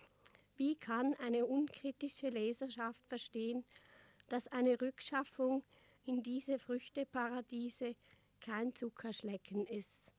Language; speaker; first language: German; native; German